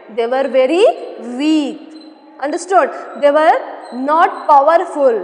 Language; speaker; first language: English; non-native, local second language; Kannada